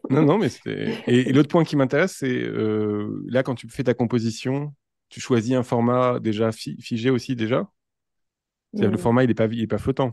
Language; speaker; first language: French; native; French